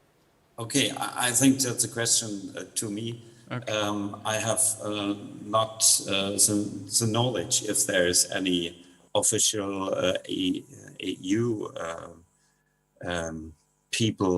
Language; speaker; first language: English; non-native, learner; German